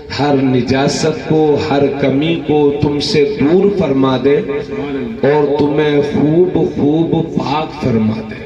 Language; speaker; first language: Urdu; native; Urdu